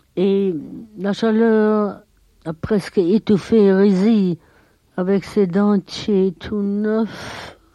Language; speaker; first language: French; non-native, fluent; German